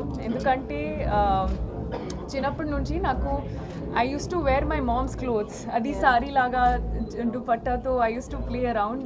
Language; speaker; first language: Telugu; non-native, learner; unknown